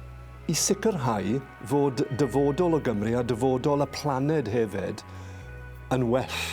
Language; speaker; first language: Welsh; non-native, local second language; English